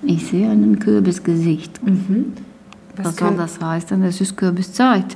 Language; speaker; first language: German; non-native, learner; Bosnian